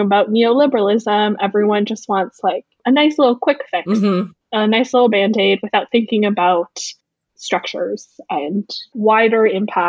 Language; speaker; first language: English; native; English